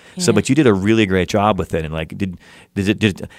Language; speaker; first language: English; native; English